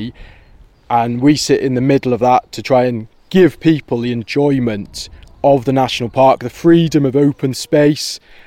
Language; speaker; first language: English; native; English